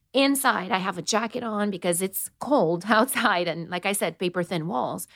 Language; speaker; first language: English; non-native, fluent; Romanian